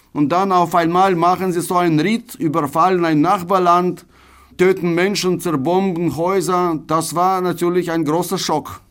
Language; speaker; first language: German; non-native, fluent; Russian